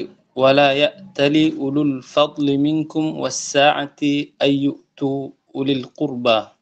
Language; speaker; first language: Arabic; non-native, learner; Indonesian